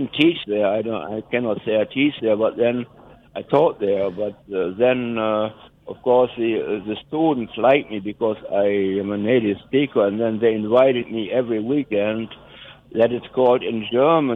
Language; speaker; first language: English; non-native, fluent; German